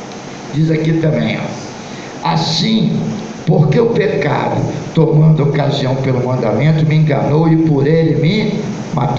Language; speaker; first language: Portuguese; native; Portuguese